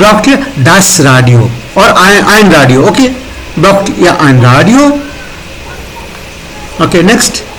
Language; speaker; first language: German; non-native, fluent; Hindi